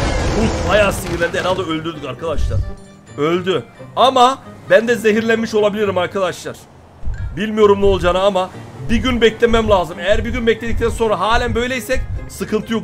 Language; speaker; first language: Turkish; native; Turkish